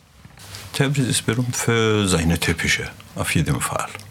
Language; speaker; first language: German; non-native, fluent; Azerbaijani